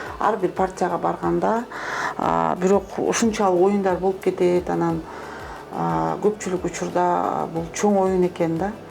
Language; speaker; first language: Kyrgyz; non-native, local second language; Russian